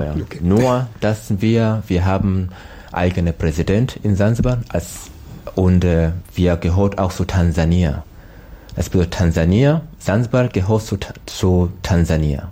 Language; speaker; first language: German; non-native, learner; Swahili